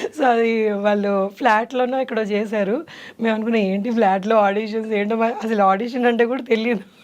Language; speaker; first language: Telugu; native; Telugu